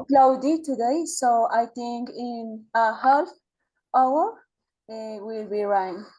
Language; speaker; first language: English; non-native, learner; Spanish